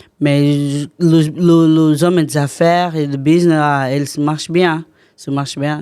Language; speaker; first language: French; non-native, learner; Portuguese